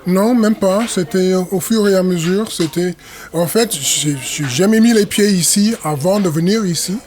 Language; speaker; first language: French; non-native, fluent; English